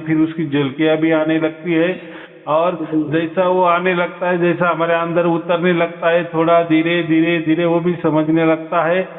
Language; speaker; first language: Hindi; native; Hindi